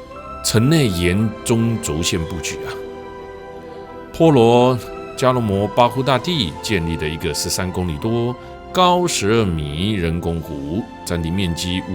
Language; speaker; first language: Chinese; native; Chinese